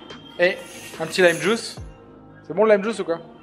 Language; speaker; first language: French; native; French